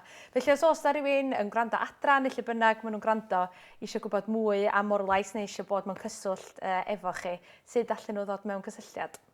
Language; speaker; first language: Welsh; native; Welsh